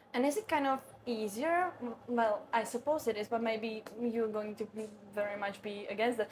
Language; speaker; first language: English; non-native, fluent; Czech